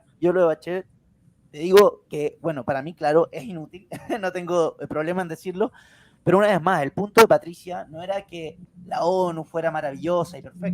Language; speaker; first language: Spanish; native; Spanish